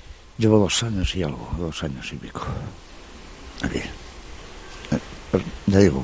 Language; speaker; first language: Spanish; native; Spanish